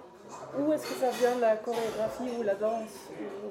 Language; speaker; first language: French; non-native, learner; Dutch